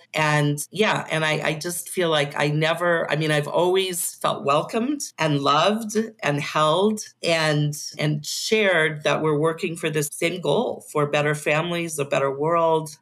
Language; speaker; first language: English; native; English